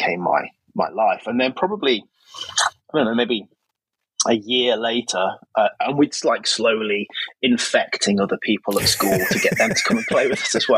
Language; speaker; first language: English; native; English